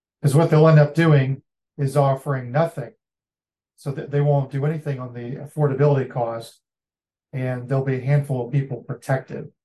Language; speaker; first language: English; native; English